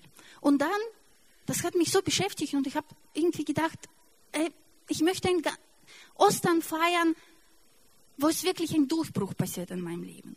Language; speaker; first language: German; non-native, fluent; Russian